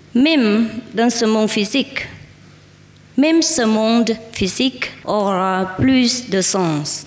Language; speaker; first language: French; non-native, learner; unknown